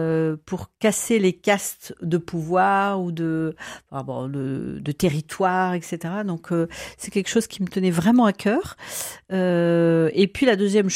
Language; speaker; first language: French; native; French